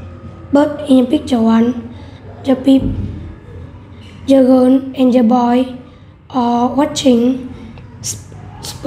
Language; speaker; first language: English; non-native, learner; Vietnamese